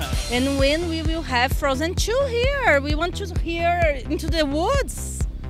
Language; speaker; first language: English; non-native, fluent; Portuguese